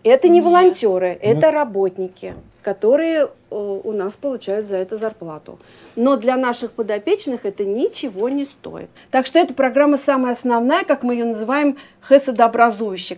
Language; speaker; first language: Russian; native; Russian